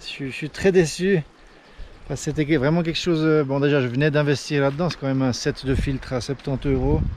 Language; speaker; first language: French; native; French